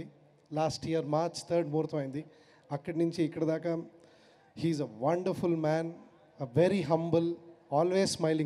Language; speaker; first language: Telugu; non-native, learner; Kannada